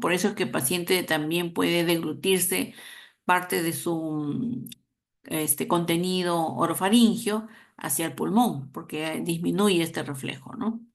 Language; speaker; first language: Spanish; native; Spanish